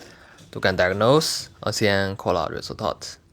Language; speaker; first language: Swedish; non-native, learner; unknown